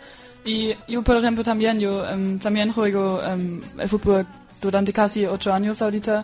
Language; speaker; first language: Spanish; non-native, fluent; German